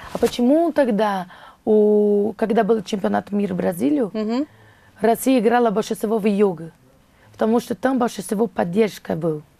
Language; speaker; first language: Russian; non-native, learner; Portuguese